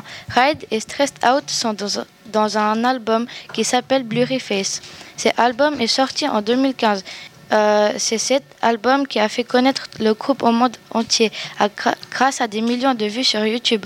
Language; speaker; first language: French; native; French